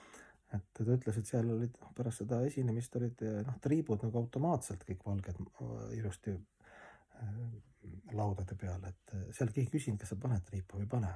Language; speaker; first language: Estonian; native; Estonian